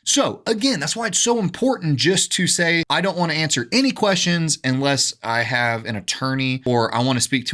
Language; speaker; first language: English; native; English